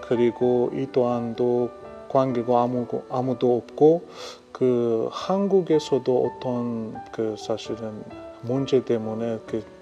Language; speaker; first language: Korean; non-native, fluent; Persian